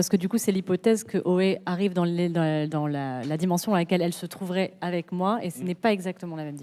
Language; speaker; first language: French; native; French